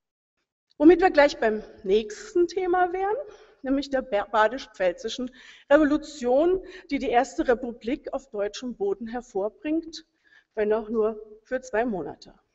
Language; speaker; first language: German; native; German